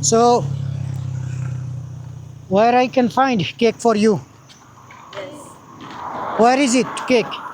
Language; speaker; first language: English; non-native, fluent; Bangla